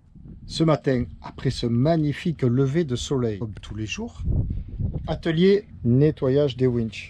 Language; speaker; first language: French; native; French